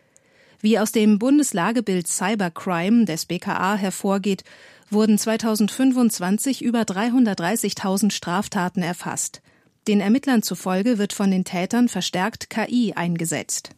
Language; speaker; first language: German; native; German